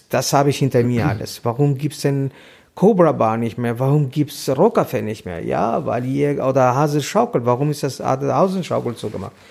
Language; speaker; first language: German; non-native, fluent; Albanian